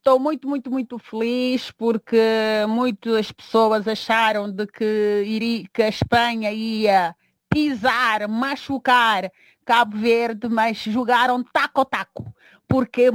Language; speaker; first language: Portuguese; non-native, local second language; Kabuverdianu